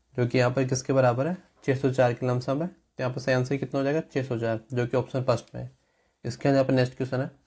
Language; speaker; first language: Hindi; native; Hindi